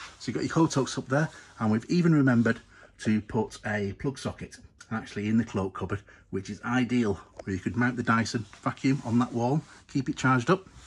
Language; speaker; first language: English; native; English